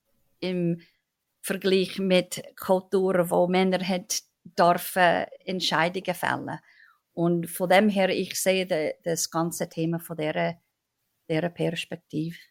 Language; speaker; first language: German; non-native, fluent; English